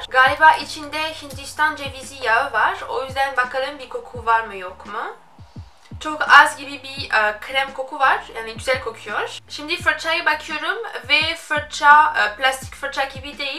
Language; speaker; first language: Turkish; non-native, fluent; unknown